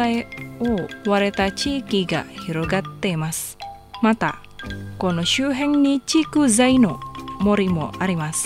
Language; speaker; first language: Japanese; non-native, fluent; Indonesian